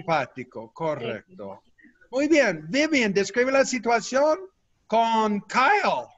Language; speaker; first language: Spanish; non-native, fluent; English